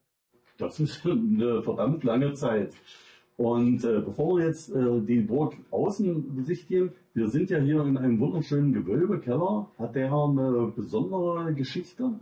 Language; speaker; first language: German; native; German